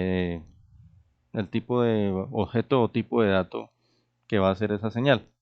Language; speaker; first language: Spanish; native; Spanish